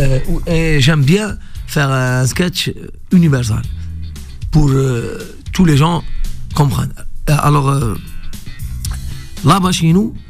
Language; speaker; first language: French; non-native, local second language; Arabic